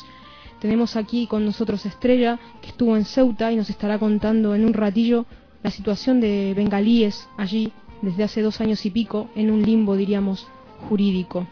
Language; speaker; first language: Spanish; native; Spanish